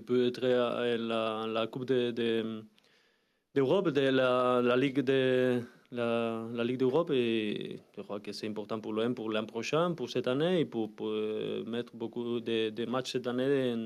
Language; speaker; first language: French; non-native, learner; Spanish